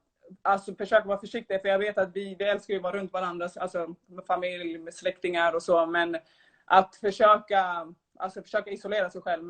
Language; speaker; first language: Swedish; early bilingual, other home language; Somali